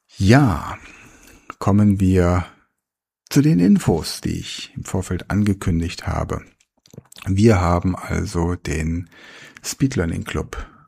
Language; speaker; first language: German; native; German